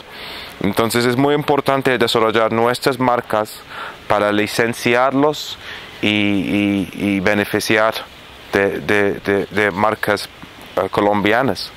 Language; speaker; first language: Spanish; non-native, fluent; Arabic